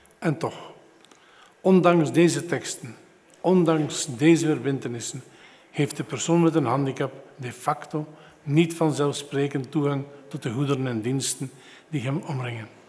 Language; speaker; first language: Dutch; native; Dutch